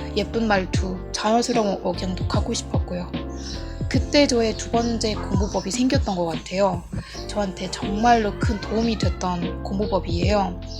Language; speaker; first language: Korean; non-native, fluent; Burmese